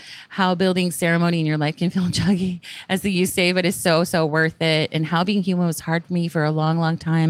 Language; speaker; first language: English; native; English